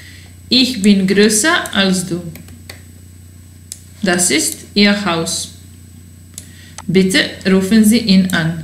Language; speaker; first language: German; non-native, fluent; Serbian